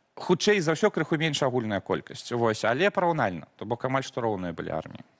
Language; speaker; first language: Belarusian; native; Belarusian